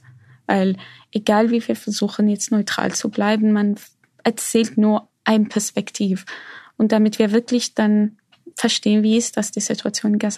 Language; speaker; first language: German; non-native, fluent; Arabic